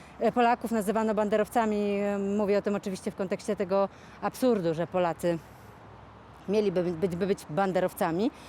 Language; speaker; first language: Polish; native; Polish